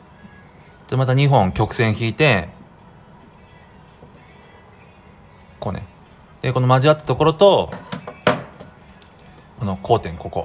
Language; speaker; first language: Japanese; native; Japanese